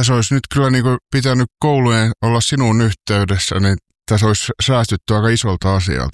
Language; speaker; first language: Finnish; native; Finnish